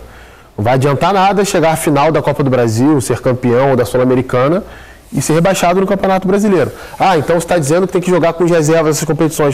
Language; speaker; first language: Portuguese; native; Portuguese